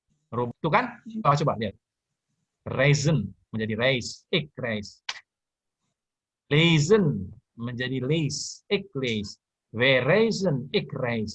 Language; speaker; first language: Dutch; non-native, fluent; Indonesian